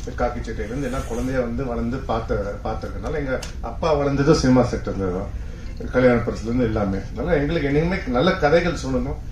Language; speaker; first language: Tamil; native; Tamil